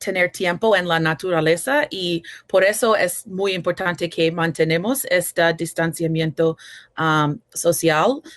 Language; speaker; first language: Spanish; non-native, fluent; English